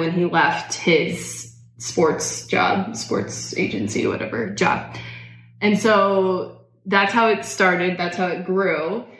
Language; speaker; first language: English; native; English